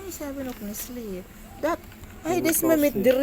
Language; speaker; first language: Dutch; non-native, learner; Filipino